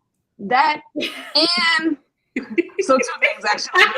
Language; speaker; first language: English; native; English